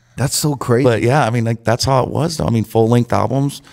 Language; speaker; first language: English; native; English